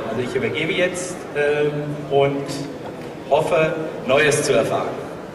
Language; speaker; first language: German; native; German